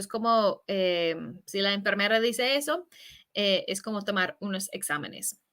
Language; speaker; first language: Spanish; non-native, fluent; English